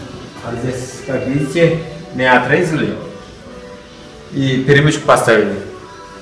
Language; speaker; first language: Russian; non-native, fluent; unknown